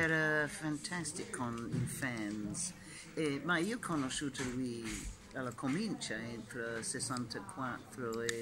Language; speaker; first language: Italian; non-native, fluent; English